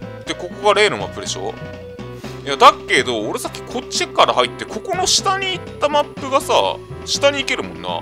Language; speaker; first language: Japanese; native; Japanese